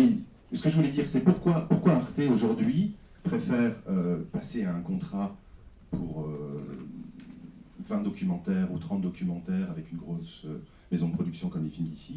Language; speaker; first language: French; native; French